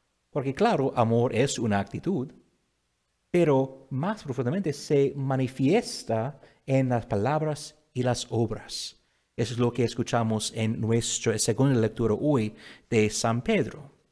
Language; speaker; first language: Spanish; non-native, fluent; English